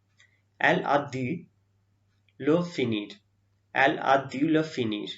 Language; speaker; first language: French; non-native, learner; Hindi